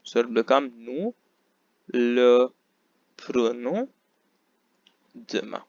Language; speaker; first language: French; non-native, fluent; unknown